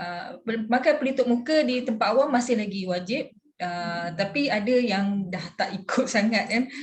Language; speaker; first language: Malay; native; Malay